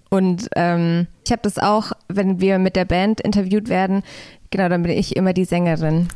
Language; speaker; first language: German; early bilingual, other home language; Polish